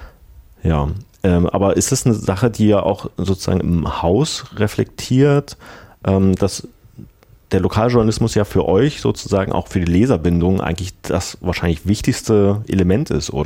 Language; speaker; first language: German; native; German